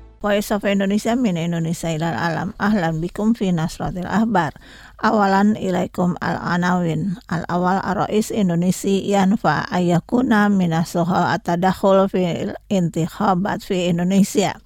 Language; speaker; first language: Arabic; non-native, fluent; Indonesian